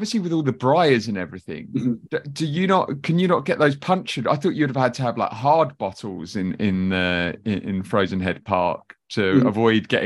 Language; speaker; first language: English; native; English